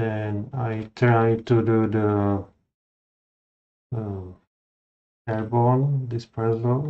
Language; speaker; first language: English; non-native, fluent; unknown